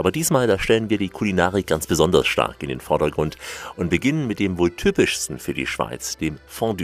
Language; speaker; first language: German; native; German